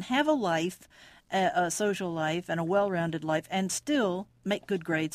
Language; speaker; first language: English; native; English